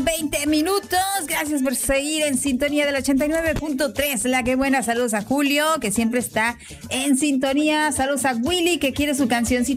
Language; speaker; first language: Spanish; native; Spanish